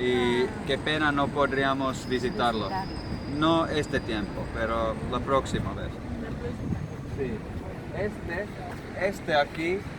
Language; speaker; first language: Spanish; non-native, learner; Finnish